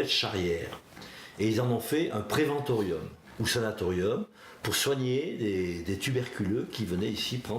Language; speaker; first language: French; native; French